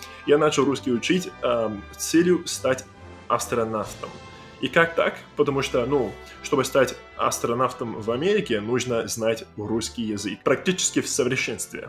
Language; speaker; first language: Russian; non-native, fluent; English